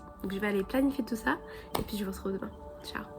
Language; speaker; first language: French; native; French